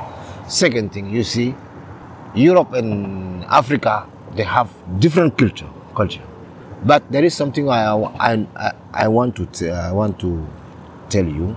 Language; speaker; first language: English; non-native, learner; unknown